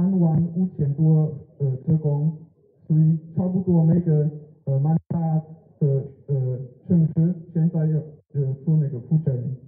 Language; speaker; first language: Chinese; non-native, learner; German